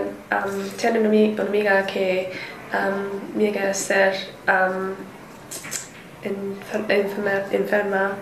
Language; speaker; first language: Spanish; non-native, learner; English